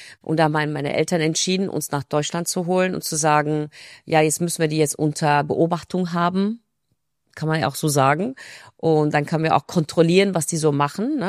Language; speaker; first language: German; non-native, fluent; Turkish